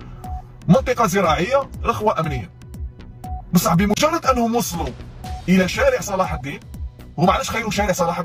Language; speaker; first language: Arabic; native; Arabic